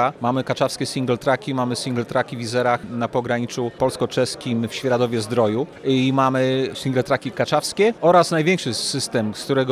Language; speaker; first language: Polish; native; Polish